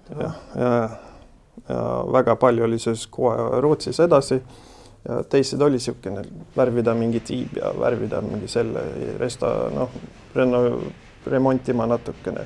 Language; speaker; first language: Estonian; non-native, fluent; Swedish